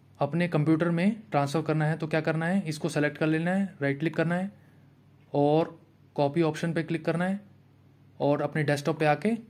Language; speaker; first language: Hindi; native; Hindi